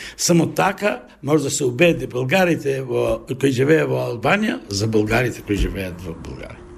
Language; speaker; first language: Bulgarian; early bilingual, heritage; Bulgarian